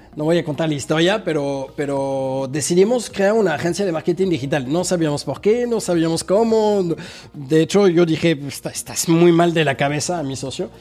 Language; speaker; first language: Spanish; non-native, fluent; French